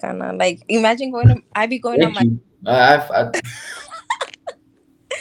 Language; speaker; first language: English; native; English